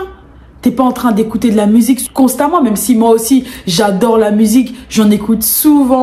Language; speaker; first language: French; native; French